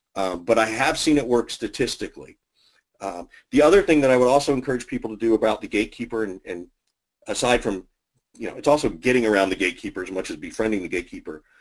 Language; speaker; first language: English; native; English